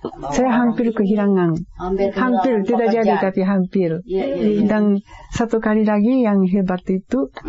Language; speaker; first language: Indonesian; non-native, fluent; Japanese